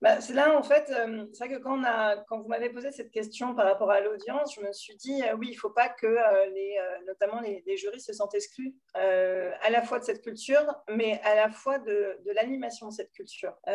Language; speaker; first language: French; native; French